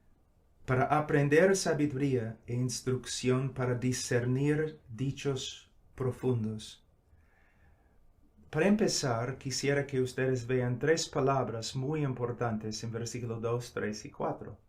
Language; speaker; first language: Spanish; non-native, fluent; English